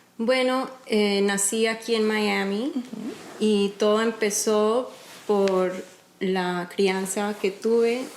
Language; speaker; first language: Spanish; early bilingual, heritage; Spanish